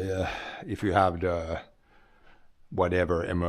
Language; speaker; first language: English; non-native, fluent; Swedish